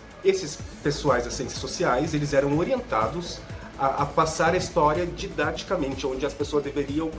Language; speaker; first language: Portuguese; native; Portuguese